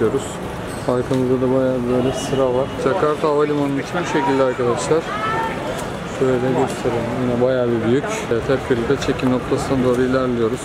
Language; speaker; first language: Turkish; native; Turkish